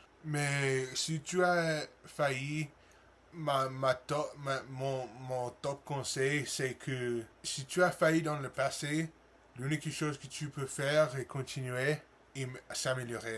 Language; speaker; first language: French; non-native, learner; English